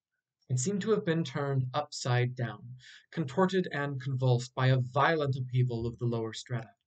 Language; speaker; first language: English; native; English